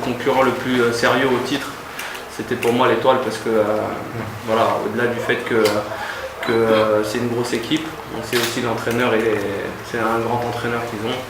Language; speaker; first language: French; native; French